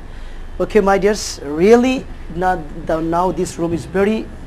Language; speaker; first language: English; non-native, fluent; Bangla